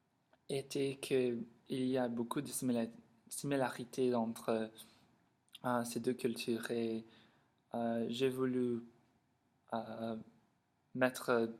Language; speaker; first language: French; non-native, learner; English